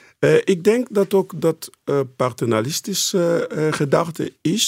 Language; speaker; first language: Dutch; non-native, fluent; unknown